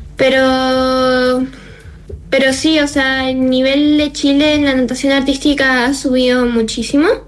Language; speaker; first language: Spanish; native; Spanish